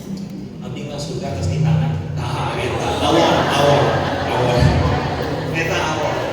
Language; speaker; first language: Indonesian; non-native, local second language; Sundanese